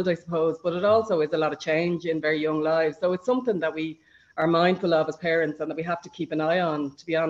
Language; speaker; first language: English; native; English